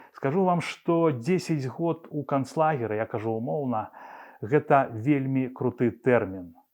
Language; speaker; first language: Belarusian; non-native, local second language; Russian